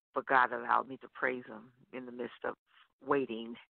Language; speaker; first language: English; native; English